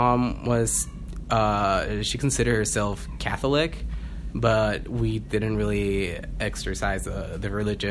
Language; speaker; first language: English; non-native, fluent; Spanish